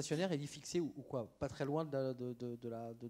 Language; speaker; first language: French; native; French